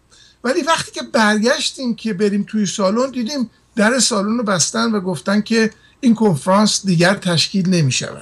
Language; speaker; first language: Persian; native; Persian